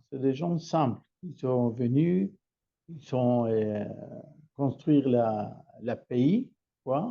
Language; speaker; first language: French; non-native, learner; Hebrew